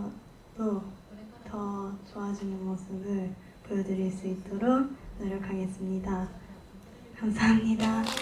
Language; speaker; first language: Korean; non-native, learner; Japanese